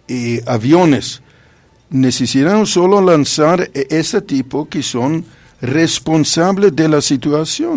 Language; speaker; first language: Spanish; non-native, fluent; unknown